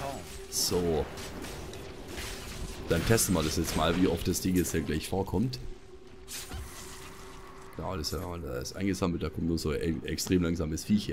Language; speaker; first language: German; native; German